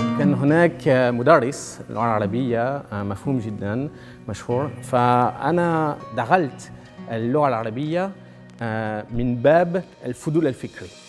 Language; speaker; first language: Arabic; non-native, fluent; French